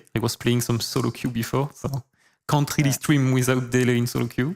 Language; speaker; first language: English; non-native, fluent; French